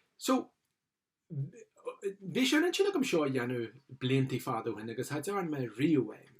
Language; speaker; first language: Irish; non-native, local second language; English